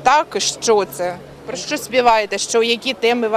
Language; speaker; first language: Ukrainian; native; Ukrainian